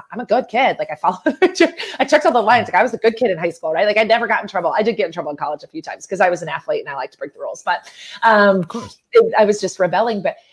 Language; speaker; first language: English; native; English